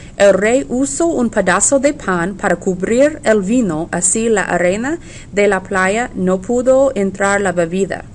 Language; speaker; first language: Spanish; non-native, fluent; English